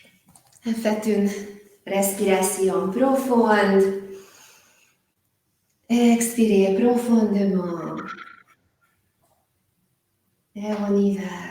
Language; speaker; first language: French; non-native, learner; Hungarian